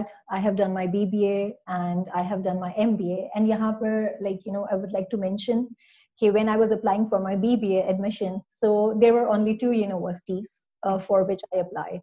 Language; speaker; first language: English; non-native, local second language; Urdu